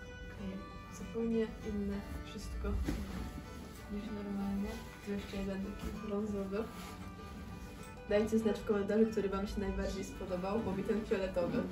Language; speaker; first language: Polish; native; Polish